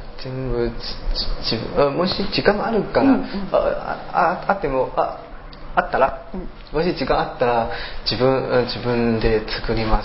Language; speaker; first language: Japanese; non-native, learner; Chinese